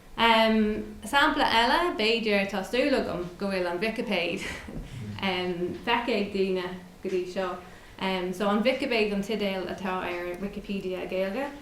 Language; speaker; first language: Irish; non-native, local second language; English